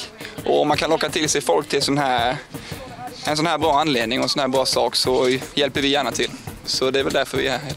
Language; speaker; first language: Swedish; native; Swedish